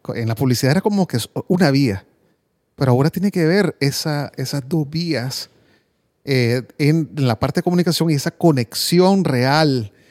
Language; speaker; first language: Spanish; native; Spanish